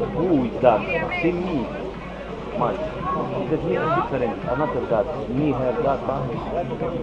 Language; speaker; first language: English; non-native, learner; Romanian